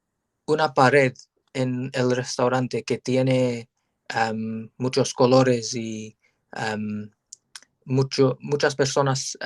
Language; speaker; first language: Spanish; non-native, learner; English